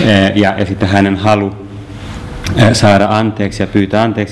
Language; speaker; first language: Finnish; native; Finnish